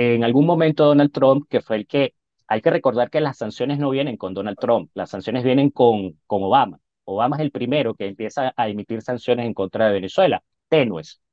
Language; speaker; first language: Spanish; native; Spanish